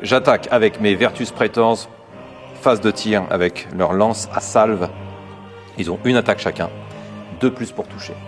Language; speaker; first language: French; native; French